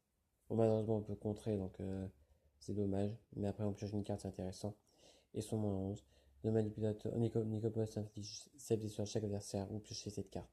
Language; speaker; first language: French; native; French